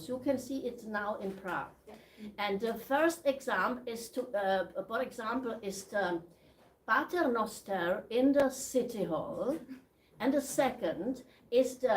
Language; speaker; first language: English; non-native, learner; Czech